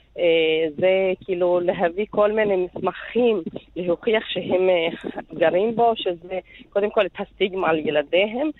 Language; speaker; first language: Hebrew; non-native, local second language; Arabic